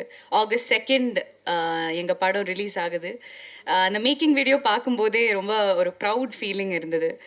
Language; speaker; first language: Tamil; non-native, local second language; Malayalam